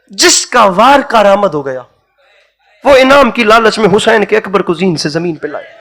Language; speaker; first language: Urdu; non-native, local second language; Punjabi